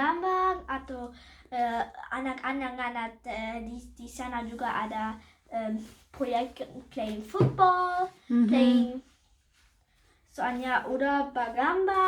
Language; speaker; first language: Indonesian; early bilingual, heritage; Indonesian